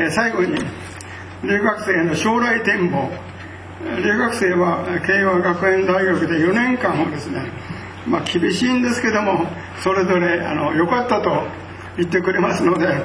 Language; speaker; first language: Japanese; native; Japanese